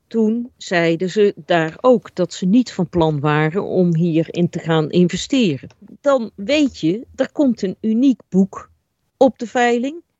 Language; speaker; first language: Dutch; native; Dutch